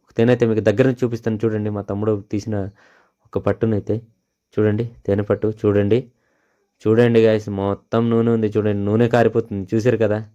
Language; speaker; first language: Telugu; non-native, local second language; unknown